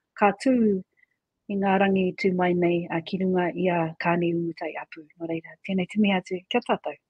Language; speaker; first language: Māori; native; Māori